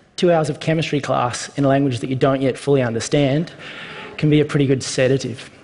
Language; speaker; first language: English; native; English